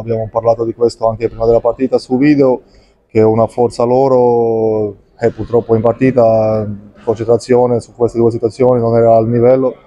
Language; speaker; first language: Italian; non-native, fluent; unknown